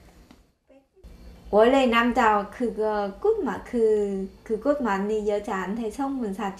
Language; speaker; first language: Korean; non-native, learner; Vietnamese